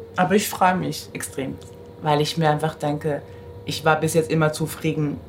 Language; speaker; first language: German; early bilingual, other home language; Japanese